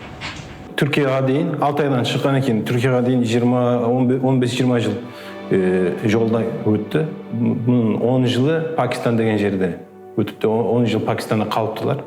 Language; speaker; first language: Kazakh; early bilingual, heritage; Kazakh